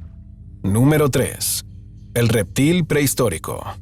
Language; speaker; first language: Spanish; native; Spanish